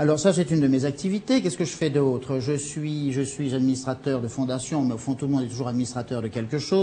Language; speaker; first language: French; native; French